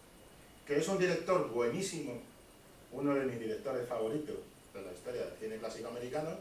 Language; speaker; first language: Spanish; native; Spanish